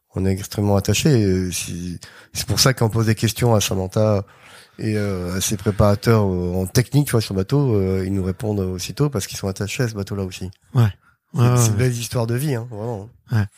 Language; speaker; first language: French; native; French